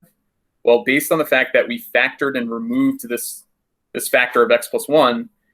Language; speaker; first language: English; native; English